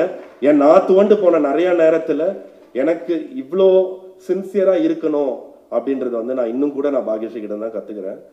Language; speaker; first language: Tamil; native; Tamil